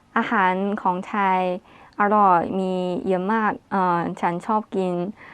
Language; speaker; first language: Thai; non-native, learner; Chinese